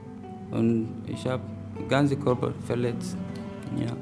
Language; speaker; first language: German; non-native, learner; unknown